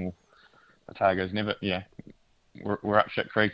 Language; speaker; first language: English; native; English